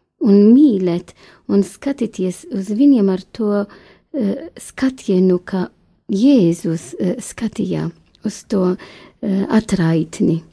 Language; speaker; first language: Latvian; non-native, learner; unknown